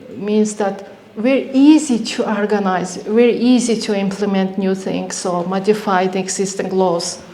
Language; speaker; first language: English; non-native, fluent; Mongolian